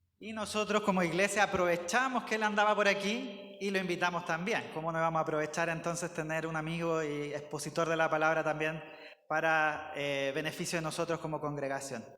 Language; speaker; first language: Spanish; native; Spanish